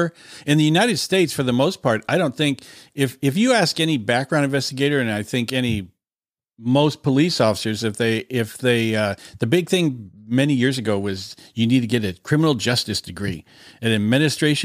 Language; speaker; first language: English; native; English